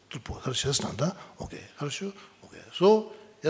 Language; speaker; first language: Russian; non-native, learner; Tibetan